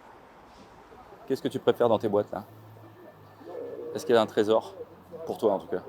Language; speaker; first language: French; native; French